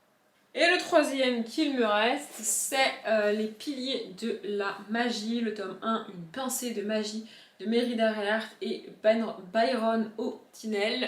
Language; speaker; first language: French; native; French